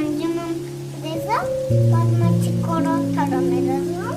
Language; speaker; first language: Turkish; early bilingual, heritage; Turkish